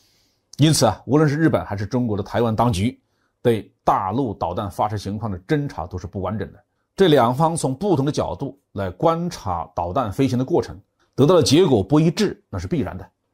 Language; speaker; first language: Chinese; native; Chinese